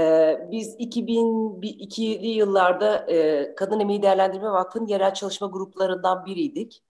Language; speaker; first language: Turkish; native; Turkish